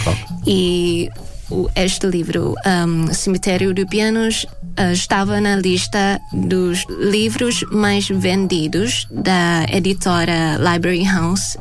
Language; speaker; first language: Portuguese; non-native, fluent; Thai